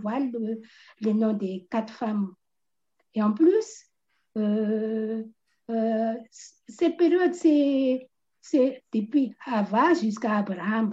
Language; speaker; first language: French; non-native, local second language; Malagasy